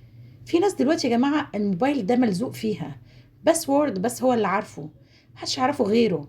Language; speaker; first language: Arabic; native; Arabic